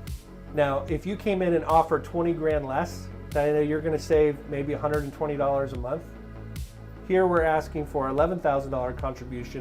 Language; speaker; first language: English; native; English